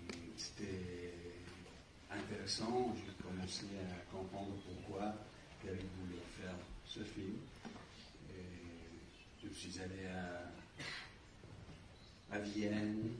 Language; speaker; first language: French; non-native, fluent; English